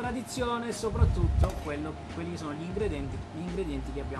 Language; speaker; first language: Italian; native; Italian